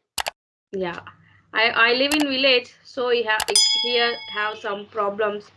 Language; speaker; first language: English; non-native, learner; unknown